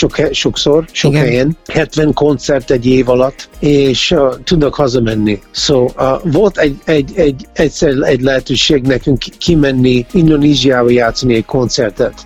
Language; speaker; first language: Hungarian; early bilingual, heritage; Hungarian